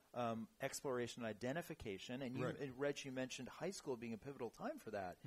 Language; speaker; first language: English; native; English